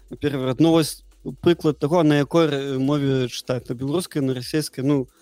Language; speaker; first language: Belarusian; non-native, local second language; Russian